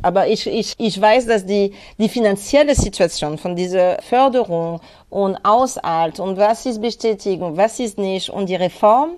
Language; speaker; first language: German; non-native, fluent; French